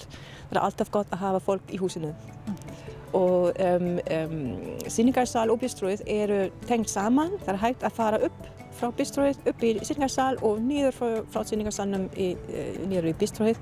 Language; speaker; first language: Icelandic; non-native, learner; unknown